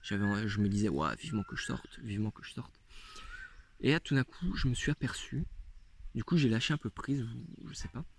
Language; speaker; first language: French; native; French